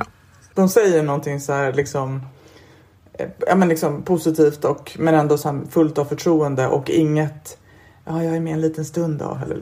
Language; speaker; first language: Swedish; native; Swedish